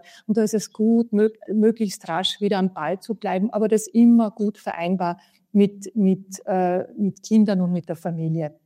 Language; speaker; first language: German; native; German